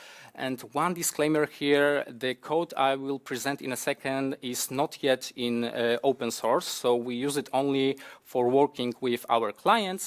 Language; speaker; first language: English; non-native, fluent; Polish